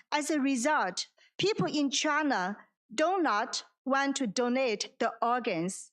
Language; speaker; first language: English; non-native, fluent; Chinese